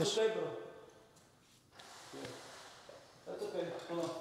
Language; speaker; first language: English; non-native, learner; Spanish